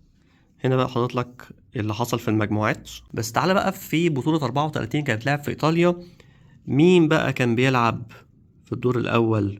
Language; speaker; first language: Arabic; native; Arabic